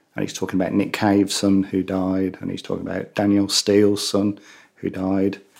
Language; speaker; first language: English; native; English